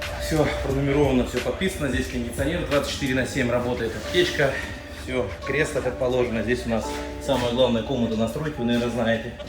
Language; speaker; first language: Russian; native; Russian